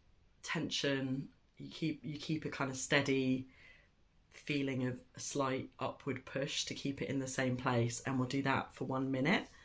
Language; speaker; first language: English; native; English